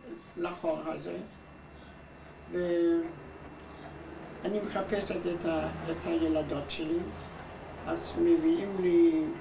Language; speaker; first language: Hebrew; non-native, fluent; German